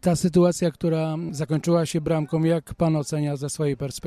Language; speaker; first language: Polish; native; Polish